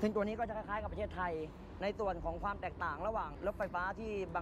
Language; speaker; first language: Thai; native; Thai